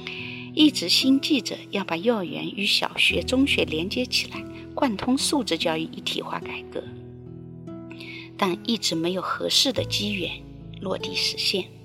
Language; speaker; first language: Chinese; native; Chinese